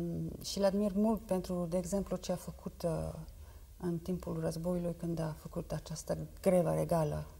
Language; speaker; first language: Romanian; non-native, fluent; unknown